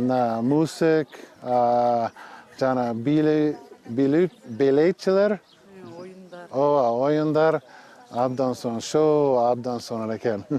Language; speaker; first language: Kyrgyz; non-native, learner; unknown